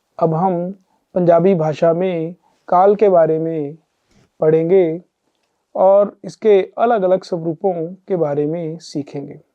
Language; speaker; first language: Hindi; non-native, local second language; Punjabi